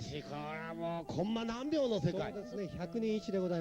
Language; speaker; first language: Japanese; native; Japanese